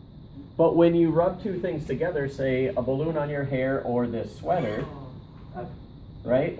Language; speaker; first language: English; native; English